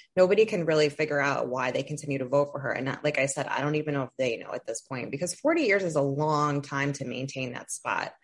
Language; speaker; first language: English; native; English